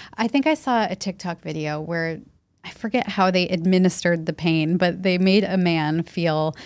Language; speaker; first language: English; native; English